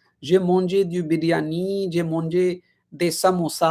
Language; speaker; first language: French; non-native, fluent; Hindi